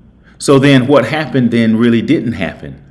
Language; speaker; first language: English; native; English